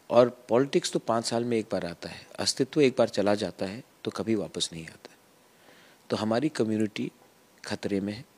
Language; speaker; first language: Hindi; non-native, local second language; Kok Borok